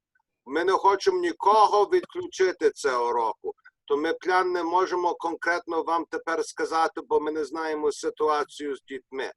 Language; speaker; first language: Ukrainian; early bilingual, heritage; Ukrainian